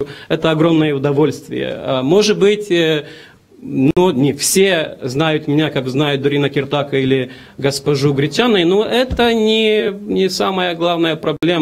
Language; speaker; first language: Russian; non-native, local second language; Romanian